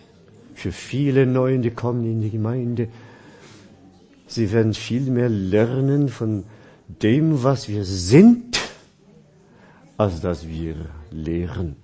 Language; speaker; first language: German; non-native, fluent; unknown